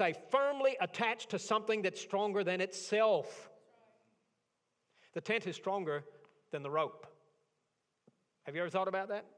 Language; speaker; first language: English; native; English